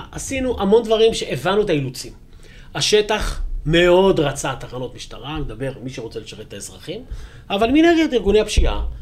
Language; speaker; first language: Hebrew; native; Hebrew